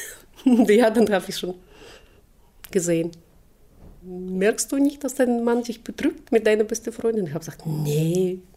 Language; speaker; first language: German; non-native, fluent; Russian